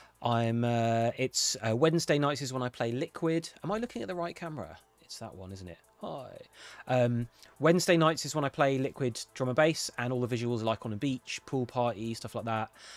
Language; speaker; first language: English; native; English